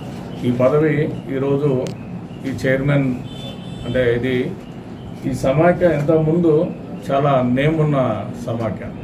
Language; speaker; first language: Telugu; native; Telugu